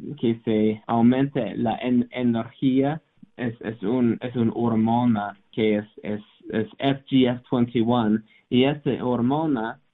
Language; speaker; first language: Spanish; non-native, learner; English